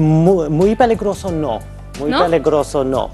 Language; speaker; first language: Spanish; non-native, learner; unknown